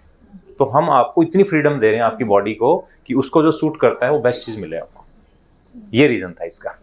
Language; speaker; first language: Hindi; native; Hindi